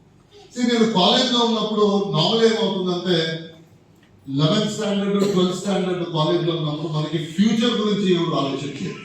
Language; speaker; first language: Telugu; non-native, fluent; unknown